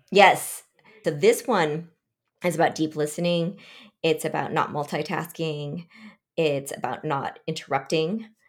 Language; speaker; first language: English; early bilingual, other home language; Vietnamese